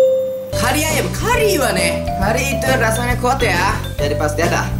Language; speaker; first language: Indonesian; non-native, learner; Japanese